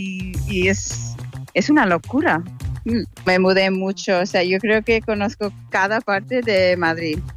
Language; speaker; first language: Spanish; non-native, fluent; English